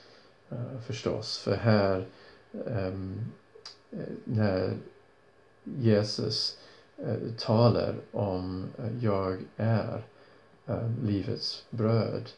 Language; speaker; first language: Swedish; non-native, fluent; English